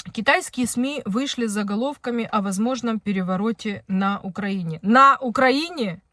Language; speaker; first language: Russian; non-native, local second language; Ukrainian